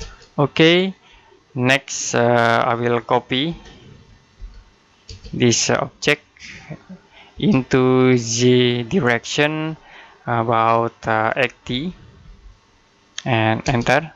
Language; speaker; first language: English; non-native, learner; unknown